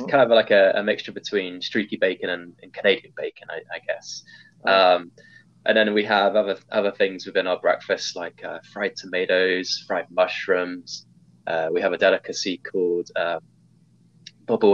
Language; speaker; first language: English; native; English